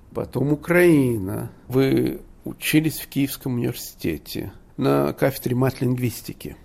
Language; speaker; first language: Russian; native; Russian